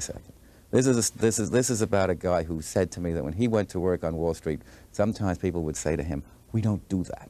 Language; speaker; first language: English; native; English